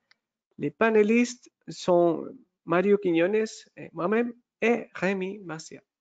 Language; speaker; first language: French; non-native, fluent; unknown